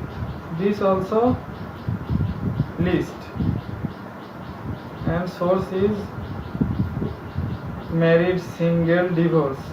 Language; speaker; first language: English; non-native, local second language; Bangla